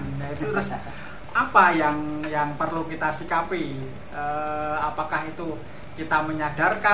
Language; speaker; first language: Indonesian; native; Indonesian